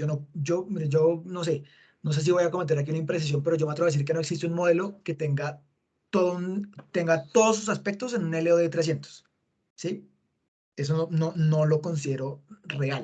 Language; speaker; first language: Spanish; native; Spanish